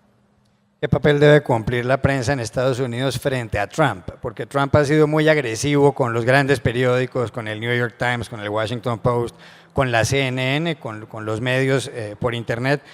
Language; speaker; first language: Spanish; native; Spanish